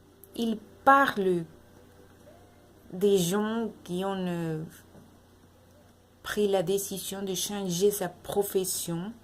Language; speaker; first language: French; non-native, learner; Spanish